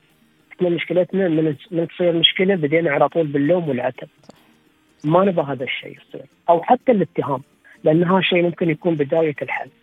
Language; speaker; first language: Arabic; native; Arabic